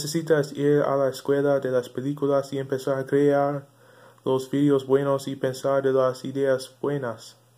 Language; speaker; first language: Spanish; non-native, learner; English